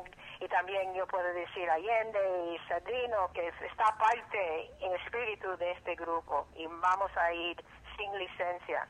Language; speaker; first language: Spanish; early bilingual, heritage; English